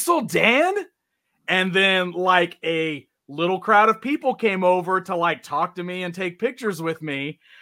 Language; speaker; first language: English; native; English